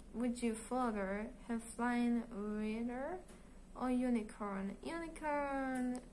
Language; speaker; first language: English; non-native, learner; Hebrew